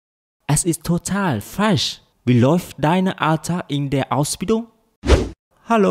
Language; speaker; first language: German; non-native, learner; Vietnamese